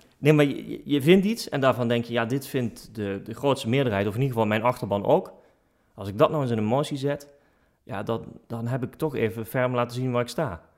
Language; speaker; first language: Dutch; native; Dutch